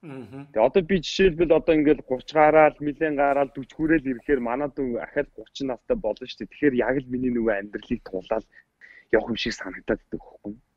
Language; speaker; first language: Mongolian; native; Mongolian